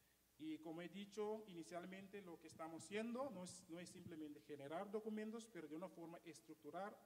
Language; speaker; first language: Spanish; non-native, fluent; Papiamento